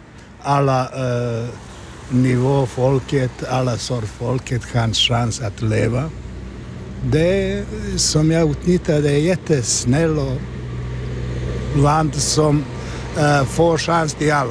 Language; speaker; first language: Swedish; non-native, learner; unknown